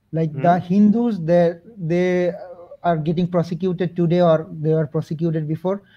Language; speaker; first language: English; non-native, local second language; Bangla